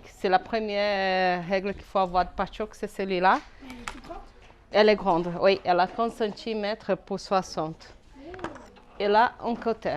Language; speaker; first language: French; non-native, fluent; Portuguese